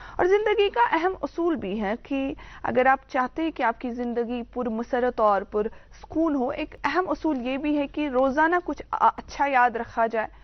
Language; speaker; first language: Hindi; non-native, local second language; Kashmiri